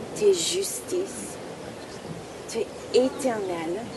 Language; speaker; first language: French; non-native, fluent; English